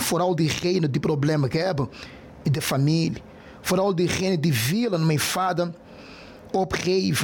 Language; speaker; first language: Dutch; non-native, fluent; Portuguese